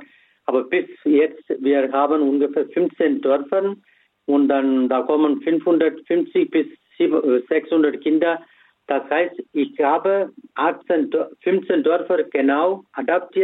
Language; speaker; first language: German; non-native, fluent; Tamil